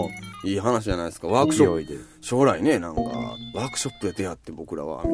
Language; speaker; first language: Japanese; native; Japanese